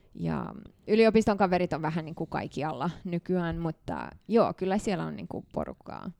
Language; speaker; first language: Finnish; non-native, fluent; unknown